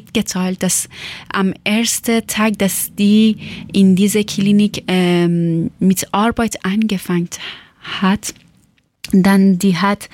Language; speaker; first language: German; non-native, learner; Persian